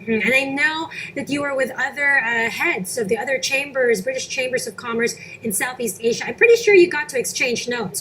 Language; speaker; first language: English; non-native, local second language; Filipino